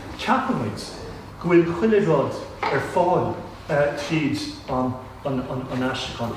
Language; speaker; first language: Irish; non-native, local second language; English